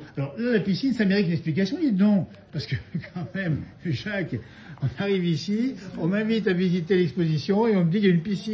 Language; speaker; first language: French; native; French